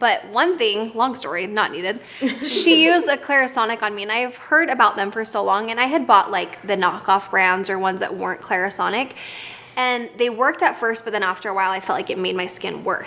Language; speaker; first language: English; native; English